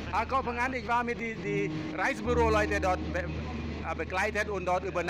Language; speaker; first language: German; non-native, learner; Thai